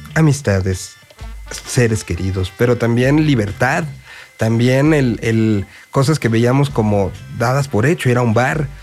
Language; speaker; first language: Spanish; native; Spanish